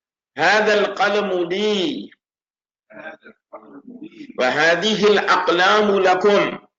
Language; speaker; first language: Arabic; non-native, fluent; English